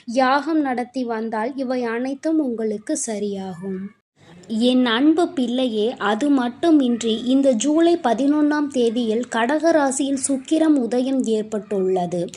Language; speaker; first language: Tamil; native; Tamil